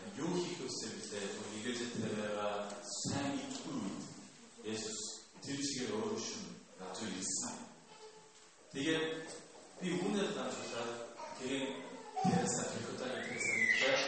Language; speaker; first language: Mongolian; non-native, fluent; Korean